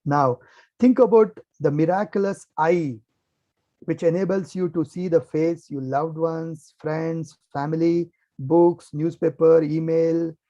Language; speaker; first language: English; non-native, local second language; Kannada